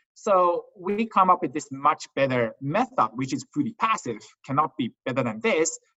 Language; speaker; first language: English; non-native, fluent; Chinese